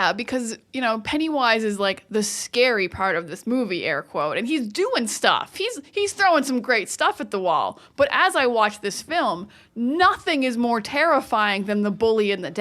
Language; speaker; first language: English; native; English